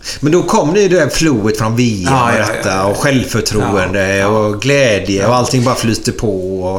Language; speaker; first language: Swedish; native; Swedish